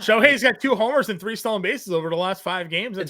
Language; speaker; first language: English; native; English